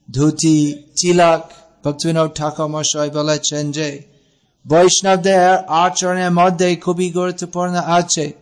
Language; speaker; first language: Bangla; non-native, fluent; English